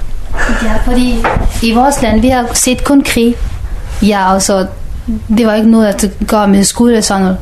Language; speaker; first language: Danish; non-native, learner; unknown